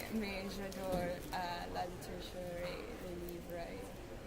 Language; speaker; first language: French; non-native, learner; English